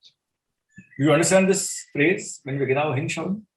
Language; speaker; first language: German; non-native, fluent; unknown